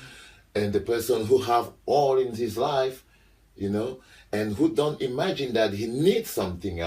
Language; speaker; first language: English; non-native, local second language; French